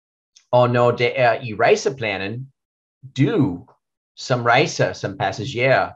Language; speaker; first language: Danish; non-native, learner; English